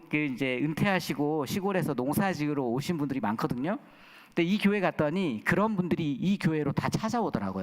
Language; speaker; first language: Korean; native; Korean